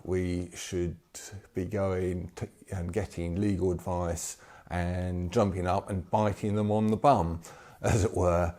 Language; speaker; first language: English; native; English